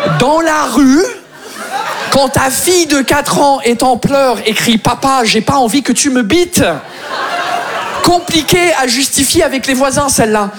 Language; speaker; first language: French; non-native, fluent; English